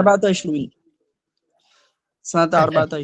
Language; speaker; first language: Arabic; non-native, learner; Bangla